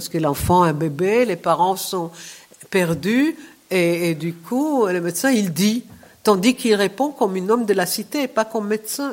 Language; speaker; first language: French; non-native, fluent; Hebrew